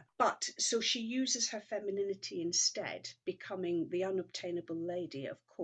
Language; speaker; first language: English; native; English